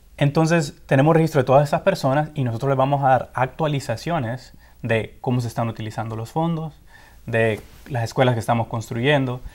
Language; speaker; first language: Spanish; native; Spanish